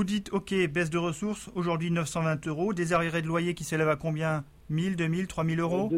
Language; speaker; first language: French; native; French